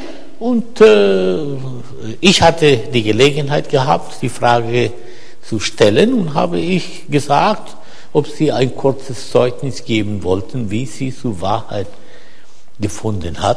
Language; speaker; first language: German; non-native, fluent; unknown